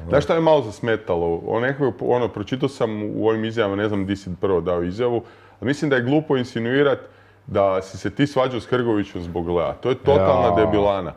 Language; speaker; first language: Croatian; native; Croatian